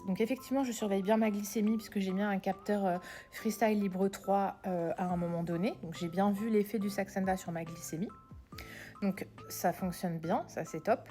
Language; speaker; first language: French; native; French